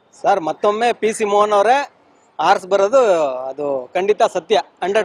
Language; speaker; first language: Kannada; native; Kannada